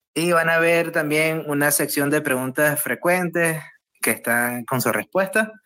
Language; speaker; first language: Spanish; native; Spanish